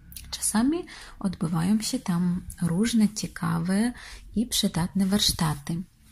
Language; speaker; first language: Polish; non-native, fluent; Russian